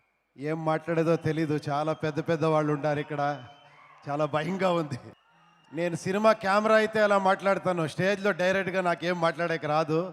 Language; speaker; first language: Telugu; non-native, fluent; Kannada